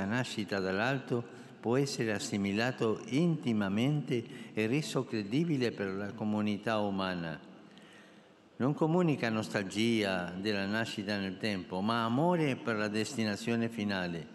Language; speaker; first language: Italian; non-native, fluent; Spanish